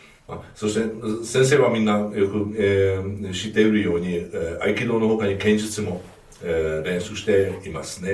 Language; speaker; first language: Japanese; non-native, fluent; Hungarian